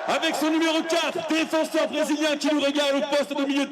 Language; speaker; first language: French; native; French